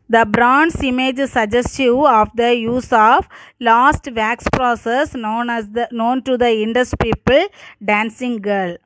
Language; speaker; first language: English; non-native, local second language; Tamil